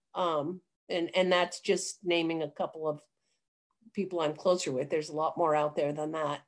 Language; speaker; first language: English; native; English